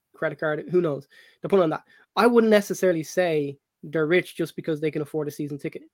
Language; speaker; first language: English; native; English